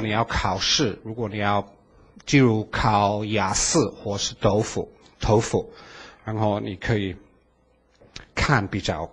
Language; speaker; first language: Chinese; non-native, fluent; English